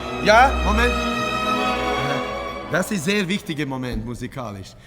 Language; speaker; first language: German; non-native, learner; Latvian